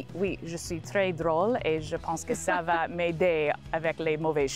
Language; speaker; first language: French; non-native, learner; English